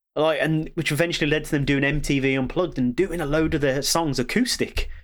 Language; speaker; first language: English; native; English